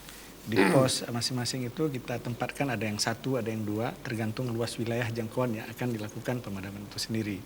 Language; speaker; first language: Malay; native; Malay